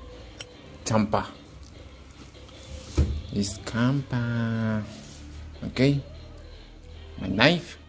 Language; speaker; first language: English; non-native, learner; Spanish